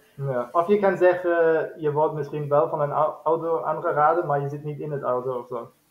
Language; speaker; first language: Dutch; non-native, fluent; German